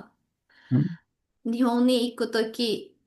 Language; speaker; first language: Japanese; non-native, learner; Indonesian